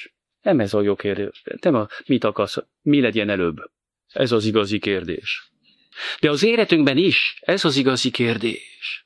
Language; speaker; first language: Hungarian; non-native, fluent; French